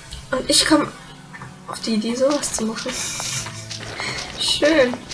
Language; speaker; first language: German; native; German